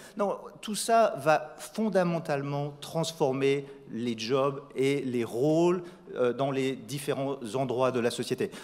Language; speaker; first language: French; native; French